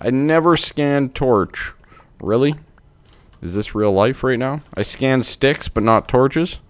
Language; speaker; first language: English; native; English